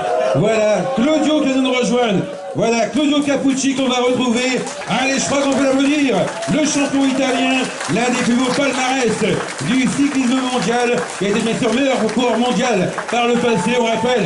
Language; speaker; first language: French; native; French